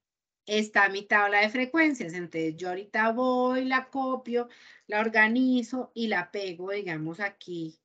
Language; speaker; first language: Spanish; native; Spanish